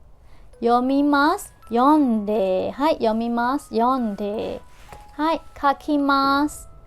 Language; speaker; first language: Japanese; non-native, fluent; Burmese